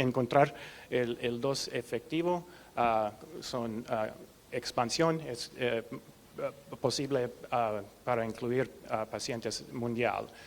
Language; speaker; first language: Spanish; non-native, learner; English